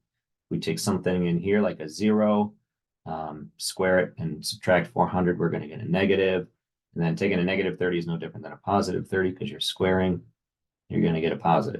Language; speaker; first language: English; native; English